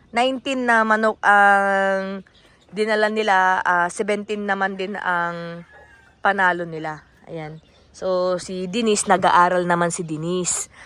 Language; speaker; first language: Filipino; native; Filipino